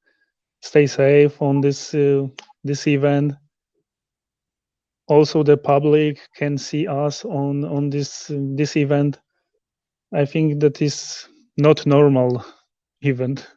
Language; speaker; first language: English; non-native, learner; Polish